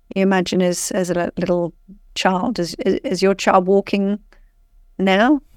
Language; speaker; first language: English; native; English